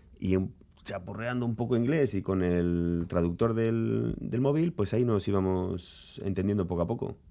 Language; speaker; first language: Spanish; native; Spanish